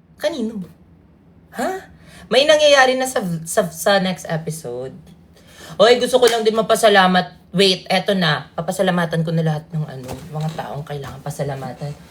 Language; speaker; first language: Filipino; non-native, local second language; Cebuano